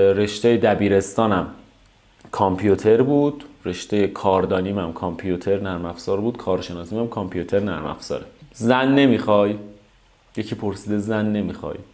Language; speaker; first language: Persian; native; Persian